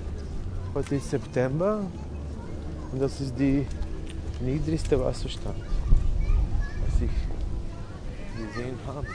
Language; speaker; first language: German; non-native, fluent; Serbian